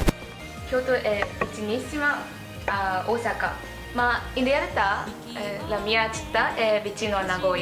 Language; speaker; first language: Italian; non-native, learner; Japanese